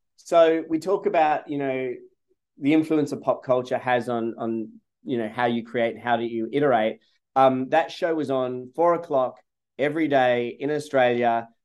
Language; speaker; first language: English; native; English